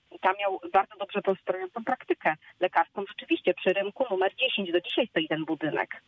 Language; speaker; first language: Polish; native; Polish